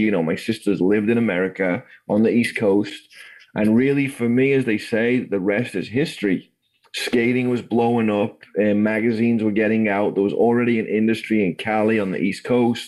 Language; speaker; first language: English; native; English